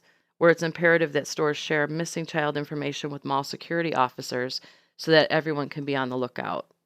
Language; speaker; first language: English; native; English